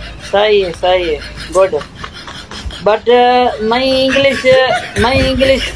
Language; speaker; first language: English; non-native, learner; Urdu